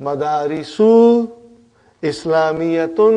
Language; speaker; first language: Arabic; non-native, fluent; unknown